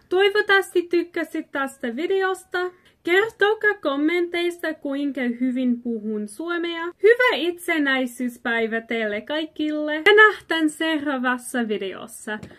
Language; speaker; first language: Finnish; non-native, learner; English